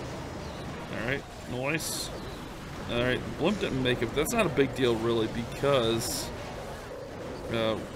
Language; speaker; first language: English; native; English